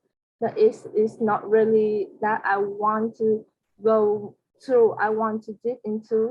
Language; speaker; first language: English; non-native, learner; Vietnamese